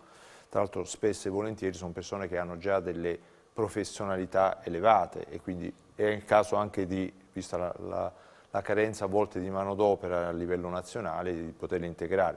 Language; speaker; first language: Italian; native; Italian